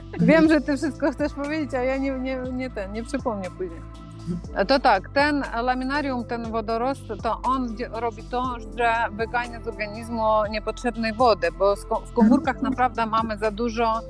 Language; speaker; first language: Polish; non-native, fluent; Ukrainian